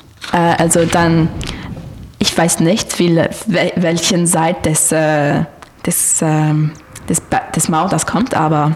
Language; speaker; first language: German; non-native, learner; French